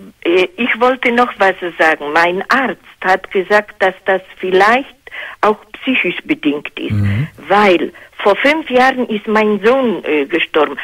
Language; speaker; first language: German; non-native, fluent; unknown